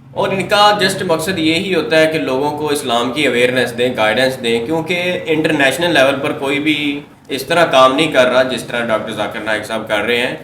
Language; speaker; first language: Urdu; native; Urdu